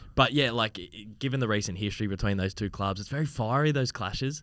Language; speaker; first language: English; native; English